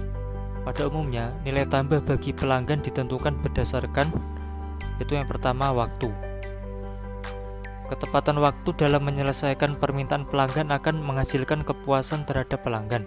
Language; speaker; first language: Indonesian; native; Indonesian